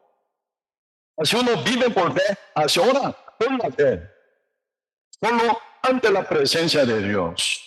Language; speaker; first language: Spanish; non-native, learner; Korean